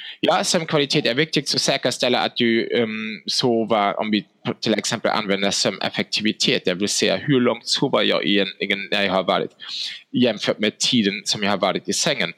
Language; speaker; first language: Swedish; non-native, fluent; German